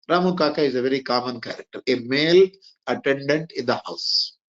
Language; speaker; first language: English; non-native, local second language; Telugu